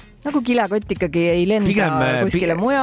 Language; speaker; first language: Estonian; native; Estonian